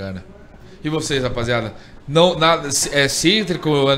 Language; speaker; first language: Portuguese; native; Portuguese